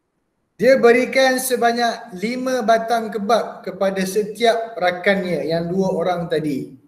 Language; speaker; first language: Malay; native; Malay